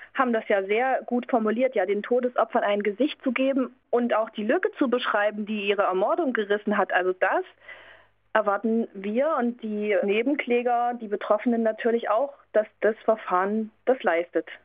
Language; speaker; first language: German; native; German